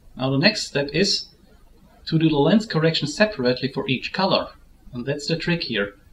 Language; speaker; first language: English; non-native, fluent; German